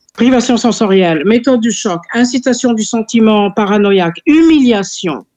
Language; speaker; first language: French; non-native, fluent; Serbian